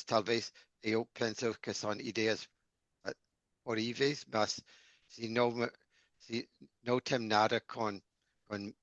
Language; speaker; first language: Portuguese; non-native, learner; English